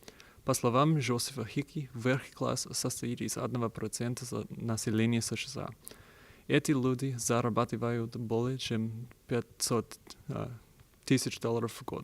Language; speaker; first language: Russian; non-native, learner; English